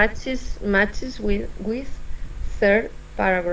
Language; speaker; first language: English; non-native, learner; Spanish